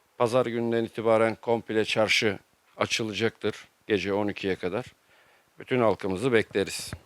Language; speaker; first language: Turkish; native; Turkish